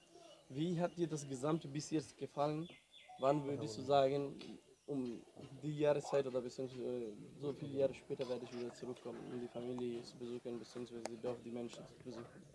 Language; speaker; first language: German; non-native, fluent; Bangla